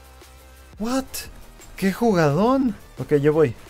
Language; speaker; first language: Spanish; native; Spanish